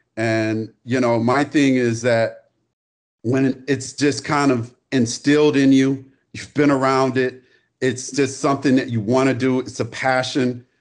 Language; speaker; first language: English; native; English